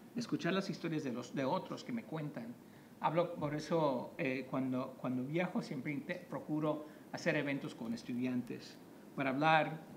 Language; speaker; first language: Spanish; native; Spanish